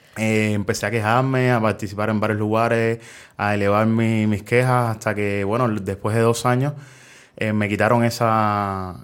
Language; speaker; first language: Spanish; native; Spanish